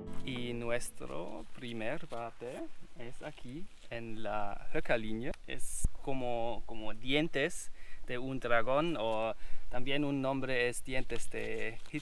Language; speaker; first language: Spanish; non-native, learner; German